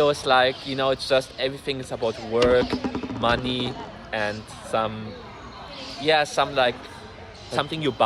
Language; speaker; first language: English; non-native, fluent; German